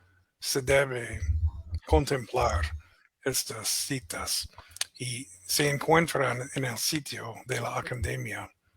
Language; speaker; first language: Spanish; non-native, fluent; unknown